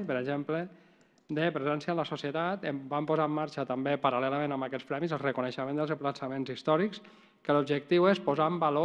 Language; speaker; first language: Catalan; native; Catalan